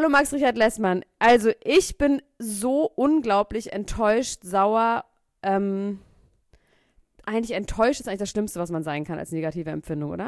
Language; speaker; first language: German; native; German